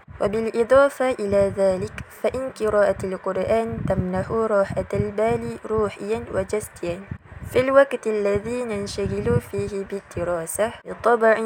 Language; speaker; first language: Arabic; non-native, learner; Malay